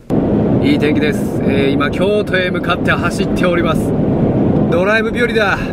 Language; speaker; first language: Japanese; native; Japanese